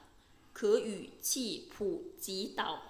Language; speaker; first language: Chinese; non-native, fluent; Thai